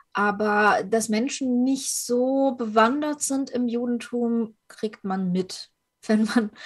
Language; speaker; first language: German; early bilingual, other home language; Ukrainian